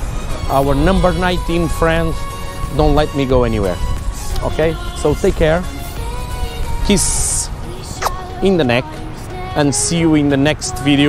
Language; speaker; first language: English; non-native, fluent; Portuguese